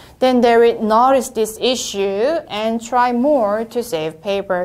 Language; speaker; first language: English; non-native, fluent; Korean